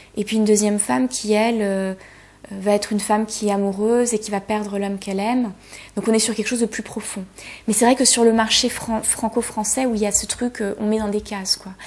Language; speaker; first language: French; early bilingual, other home language; Polish